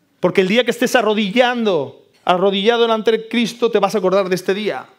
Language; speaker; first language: Spanish; native; Spanish